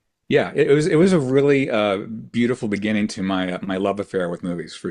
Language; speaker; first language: English; native; English